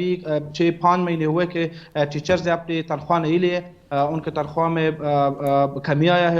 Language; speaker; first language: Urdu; non-native, fluent; Persian